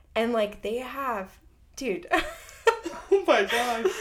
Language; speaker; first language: English; native; English